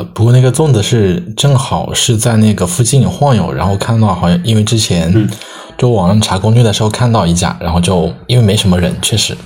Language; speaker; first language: Chinese; non-native, local second language; Min Nan Chinese